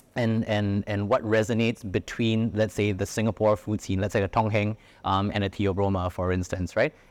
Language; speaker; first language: English; native; English